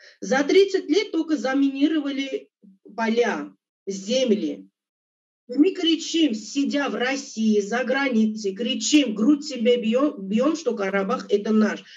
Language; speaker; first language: Russian; non-native, local second language; Armenian